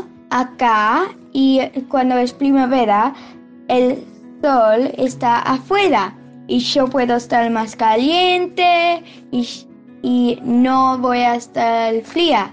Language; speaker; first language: Spanish; early bilingual, heritage; Spanish